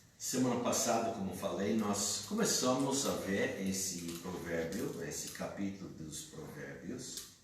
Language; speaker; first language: Portuguese; non-native, fluent; English